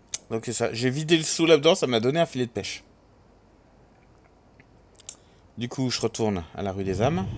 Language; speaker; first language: French; native; French